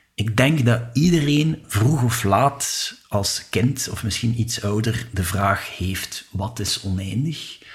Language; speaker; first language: Dutch; native; Dutch